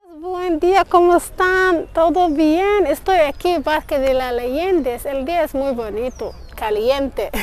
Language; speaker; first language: Spanish; non-native, learner; Somali